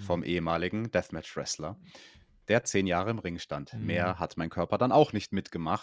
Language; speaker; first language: German; native; German